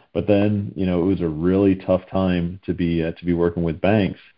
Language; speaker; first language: English; native; English